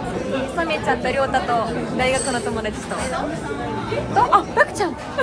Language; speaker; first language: Japanese; non-native, fluent; Russian